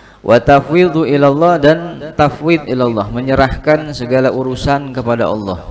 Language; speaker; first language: Indonesian; native; Indonesian